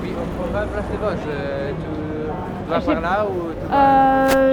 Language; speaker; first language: French; non-native, learner; Italian